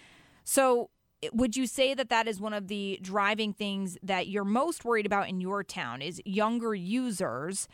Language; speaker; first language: English; native; English